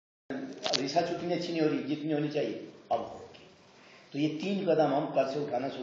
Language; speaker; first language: Hindi; native; Hindi